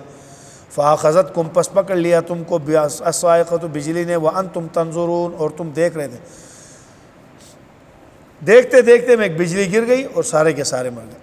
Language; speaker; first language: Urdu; native; Urdu